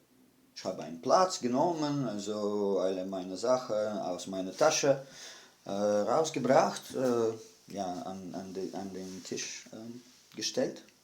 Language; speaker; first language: German; non-native, fluent; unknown